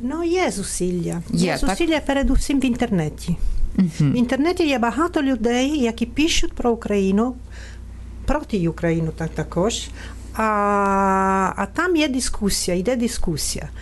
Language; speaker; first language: Ukrainian; non-native, fluent; Italian